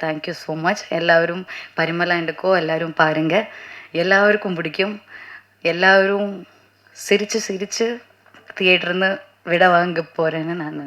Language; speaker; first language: Tamil; non-native, learner; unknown